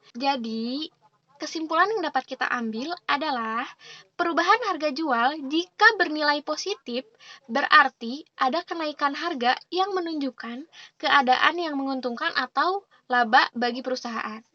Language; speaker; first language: Indonesian; native; Indonesian